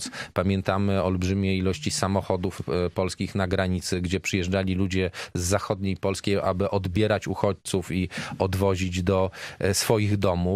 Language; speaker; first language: Polish; native; Polish